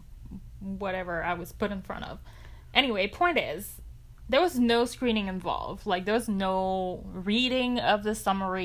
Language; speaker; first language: English; non-native, fluent; French